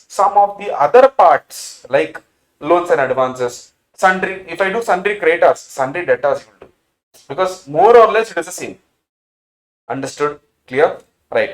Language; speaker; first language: English; non-native, local second language; Tamil